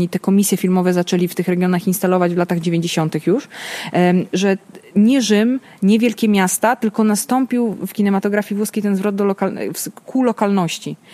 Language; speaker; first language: Polish; early bilingual, other home language; Italian